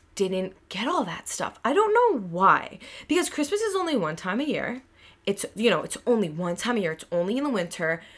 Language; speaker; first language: English; native; English